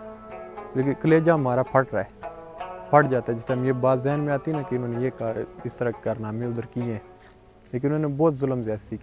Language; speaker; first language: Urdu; early bilingual, other home language; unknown